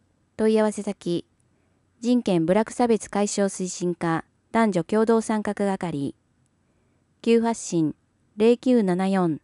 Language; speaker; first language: Japanese; native; Japanese